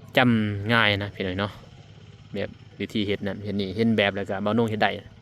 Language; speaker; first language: Lao; native; Lao